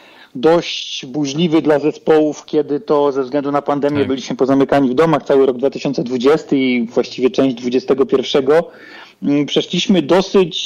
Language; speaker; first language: Polish; native; Polish